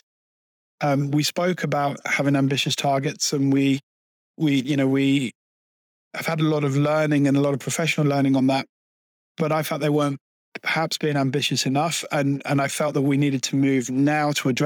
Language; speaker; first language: English; native; English